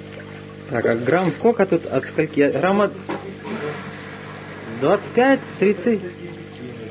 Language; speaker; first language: Russian; native; Russian